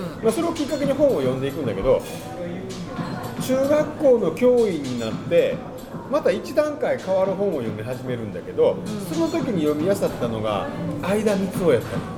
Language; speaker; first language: Japanese; native; Japanese